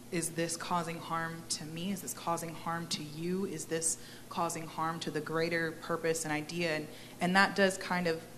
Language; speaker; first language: English; native; English